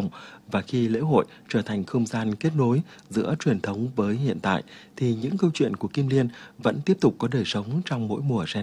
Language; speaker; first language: Vietnamese; native; Vietnamese